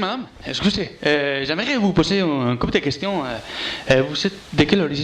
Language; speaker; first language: French; non-native, fluent; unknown